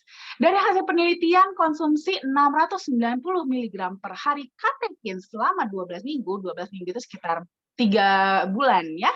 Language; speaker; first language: Indonesian; native; Indonesian